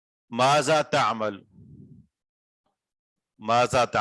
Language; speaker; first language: Arabic; non-native, fluent; Urdu